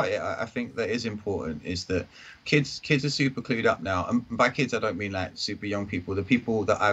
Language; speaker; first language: English; native; English